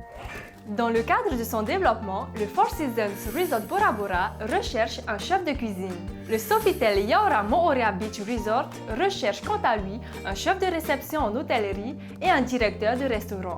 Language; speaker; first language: French; native; French